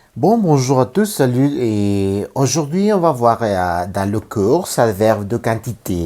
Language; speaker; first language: French; non-native, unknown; Spanish